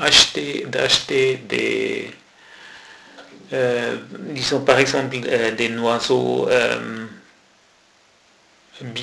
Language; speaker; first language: French; non-native, local second language; German